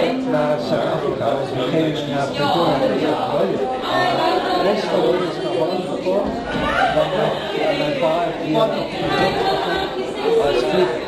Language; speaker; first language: Dutch; early bilingual, heritage; Dutch